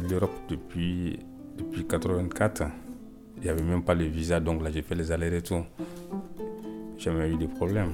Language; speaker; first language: French; non-native, local second language; Bambara